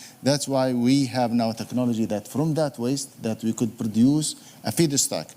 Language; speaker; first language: English; non-native, fluent; Arabic